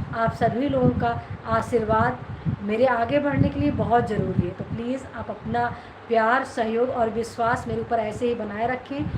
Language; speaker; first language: Hindi; native; Hindi